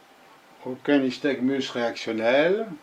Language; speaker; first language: French; native; French